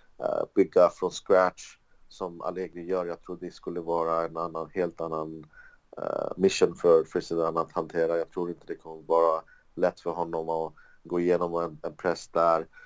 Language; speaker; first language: Swedish; early bilingual, other home language; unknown